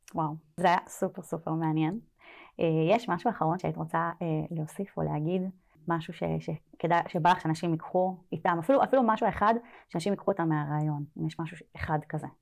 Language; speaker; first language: Hebrew; native; Hebrew